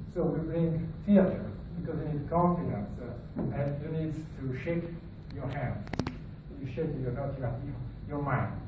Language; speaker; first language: English; non-native, learner; Italian